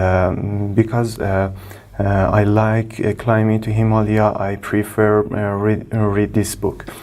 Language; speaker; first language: English; non-native, learner; Persian